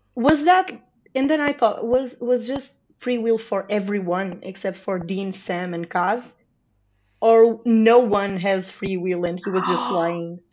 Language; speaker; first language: English; non-native, fluent; Portuguese